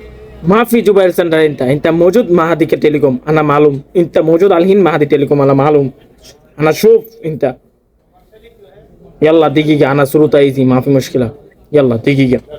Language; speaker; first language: Arabic; non-native, learner; Bangla